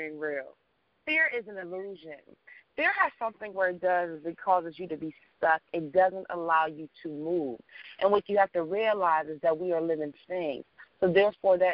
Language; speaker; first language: English; native; English